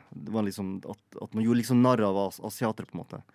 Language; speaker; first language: Norwegian; native; Norwegian